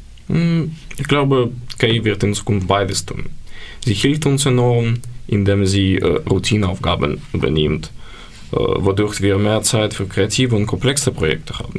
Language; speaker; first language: German; non-native, learner; Ukrainian